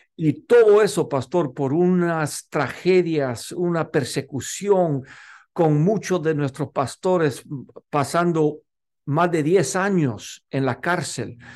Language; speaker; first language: Spanish; non-native, local second language; English